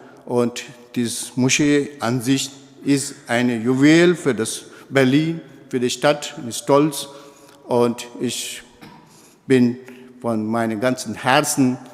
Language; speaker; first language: German; non-native, fluent; Urdu